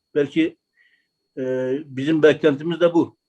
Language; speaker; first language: Turkish; native; Turkish